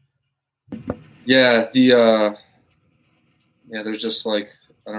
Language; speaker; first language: English; native; English